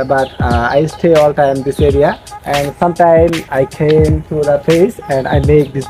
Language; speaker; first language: English; non-native, learner; Bangla